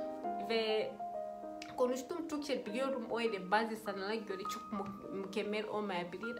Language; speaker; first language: Turkish; non-native, fluent; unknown